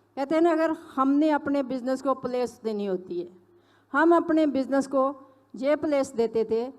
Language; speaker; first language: Hindi; non-native, local second language; Punjabi